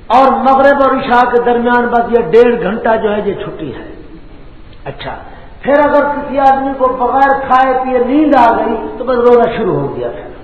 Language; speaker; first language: Urdu; non-native, local second language; Punjabi